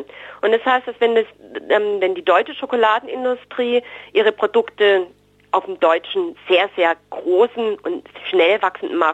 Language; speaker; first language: German; native; German